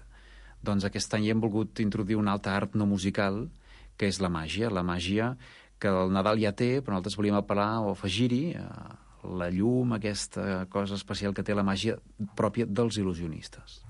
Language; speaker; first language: Catalan; native; Catalan